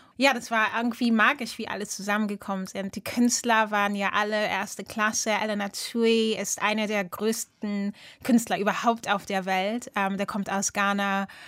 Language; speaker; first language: German; early bilingual, other home language; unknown